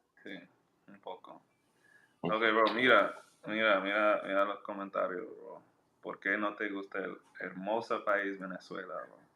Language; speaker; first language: Spanish; non-native, learner; English